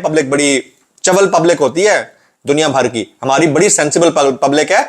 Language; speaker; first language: Urdu; native; Urdu